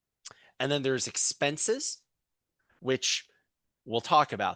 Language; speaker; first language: English; native; English